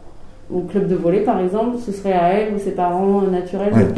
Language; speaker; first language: French; native; French